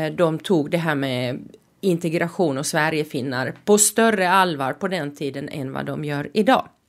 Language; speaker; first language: Swedish; non-native, local second language; Finnish